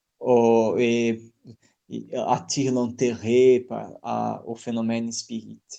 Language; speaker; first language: French; non-native, fluent; Portuguese